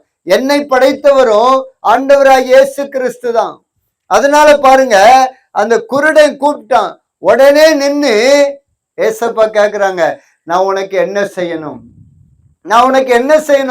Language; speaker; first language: Tamil; native; Tamil